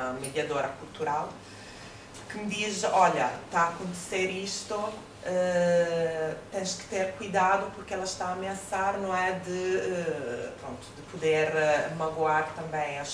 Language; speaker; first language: Portuguese; non-native, fluent; Italian